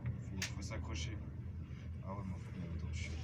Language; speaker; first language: French; native; French